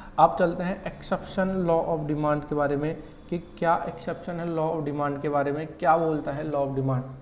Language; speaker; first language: Hindi; native; Hindi